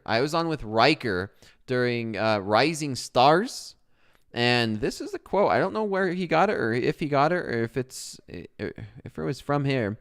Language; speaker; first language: English; native; English